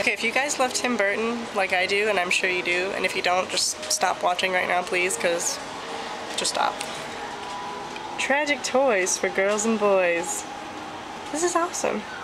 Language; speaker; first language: English; native; English